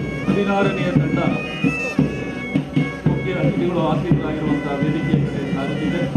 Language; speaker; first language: Kannada; native; Kannada